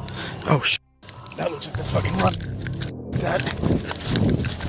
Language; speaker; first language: English; native; English